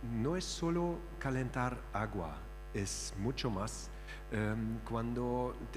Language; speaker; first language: Spanish; non-native, fluent; German